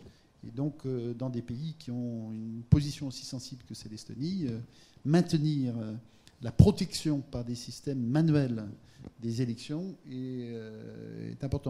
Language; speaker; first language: French; native; French